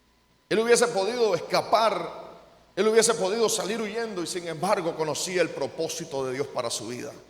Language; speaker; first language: Spanish; native; Spanish